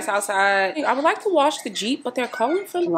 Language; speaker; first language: English; native; English